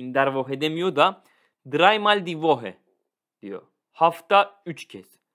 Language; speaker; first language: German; non-native, fluent; Turkish